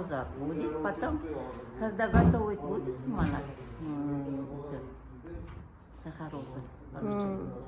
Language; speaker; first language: Russian; non-native, local second language; Uzbek